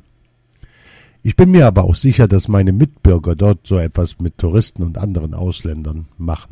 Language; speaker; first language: German; early bilingual, other home language; Arabic